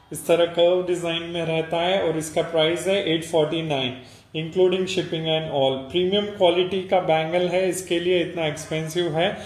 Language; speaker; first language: Hindi; non-native, local second language; Telugu